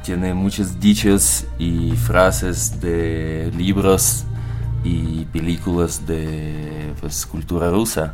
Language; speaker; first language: Spanish; non-native, learner; Russian